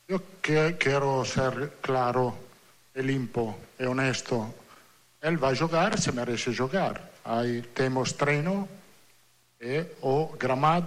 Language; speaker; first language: Portuguese; non-native, learner; Italian